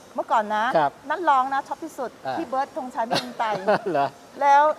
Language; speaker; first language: Thai; non-native, fluent; Malay